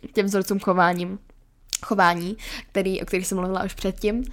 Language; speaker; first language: Czech; native; Czech